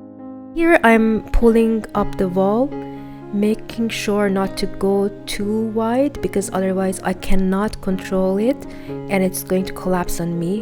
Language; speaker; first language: English; non-native, fluent; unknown